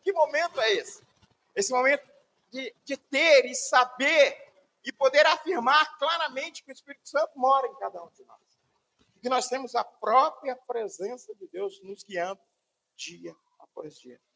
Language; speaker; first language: Portuguese; native; Portuguese